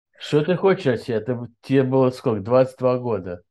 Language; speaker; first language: Russian; early bilingual, heritage; Russian